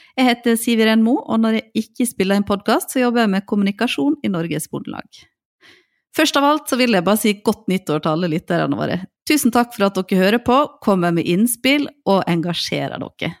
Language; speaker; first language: Norwegian; native; Norwegian